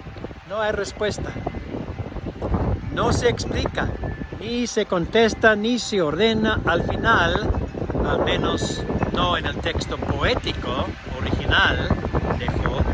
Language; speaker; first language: Spanish; non-native, fluent; English